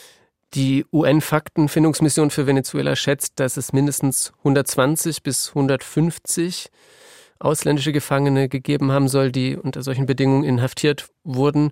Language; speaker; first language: German; native; German